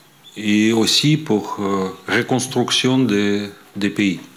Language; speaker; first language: French; non-native, fluent; Ukrainian